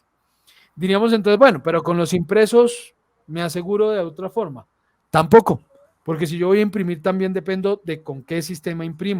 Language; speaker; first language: Spanish; native; Spanish